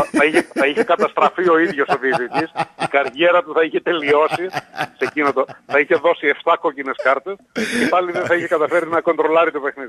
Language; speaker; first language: Greek; native; Greek